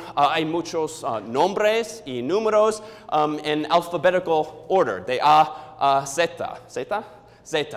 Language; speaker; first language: Spanish; non-native, learner; English